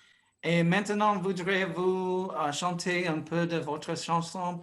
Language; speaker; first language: French; non-native, fluent; English